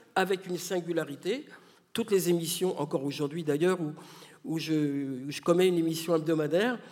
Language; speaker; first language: French; native; French